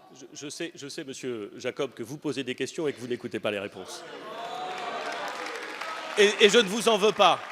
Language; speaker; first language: French; native; French